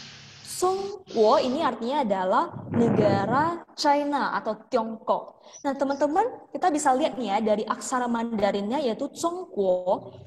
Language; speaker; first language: Indonesian; native; Indonesian